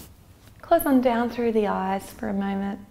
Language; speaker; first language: English; native; English